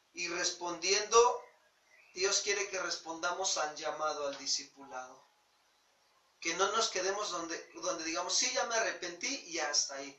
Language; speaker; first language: Spanish; native; Spanish